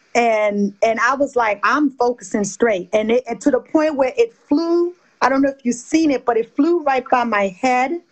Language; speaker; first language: English; early bilingual, other home language; French